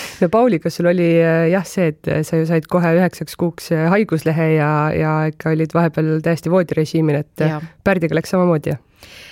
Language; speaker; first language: Estonian; native; Estonian